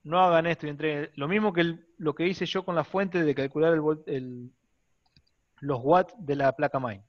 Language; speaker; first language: Spanish; native; Spanish